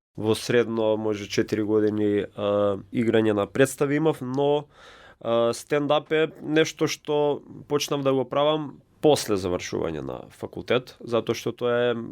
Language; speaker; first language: Macedonian; native; Macedonian